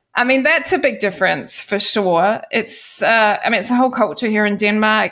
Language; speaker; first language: English; native; English